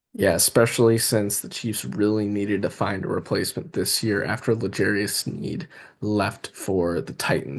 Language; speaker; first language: English; native; English